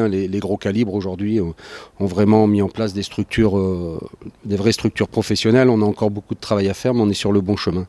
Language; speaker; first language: French; native; French